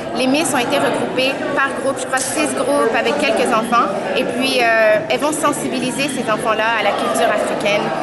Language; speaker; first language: French; native; French